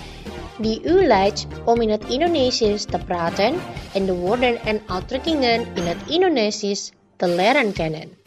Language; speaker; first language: Dutch; non-native, learner; Indonesian